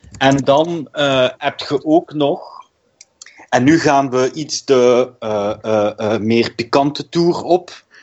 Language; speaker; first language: Dutch; native; Dutch